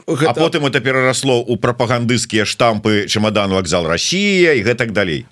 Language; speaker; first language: Belarusian; non-native, local second language; Russian